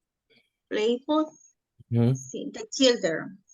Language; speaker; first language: English; non-native, learner; Spanish